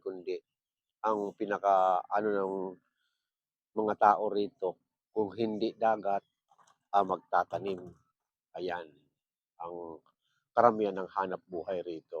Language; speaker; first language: Filipino; native; Filipino